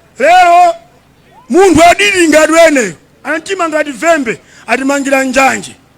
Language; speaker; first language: Nyanja; non-native, local second language; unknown